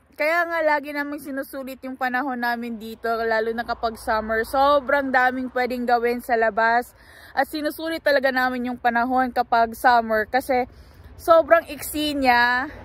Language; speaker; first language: Filipino; non-native, local second language; Cebuano